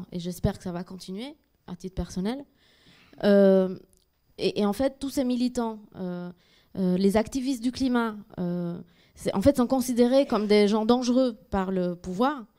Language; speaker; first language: French; native; French